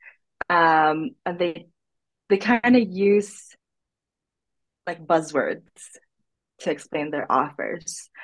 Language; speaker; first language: English; non-native, local second language; Filipino